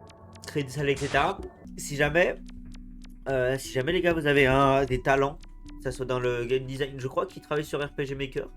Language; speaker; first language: French; native; French